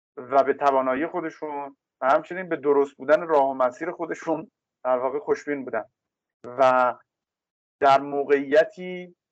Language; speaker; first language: Persian; native; Persian